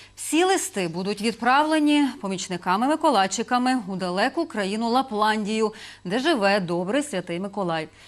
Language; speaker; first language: Ukrainian; native; Ukrainian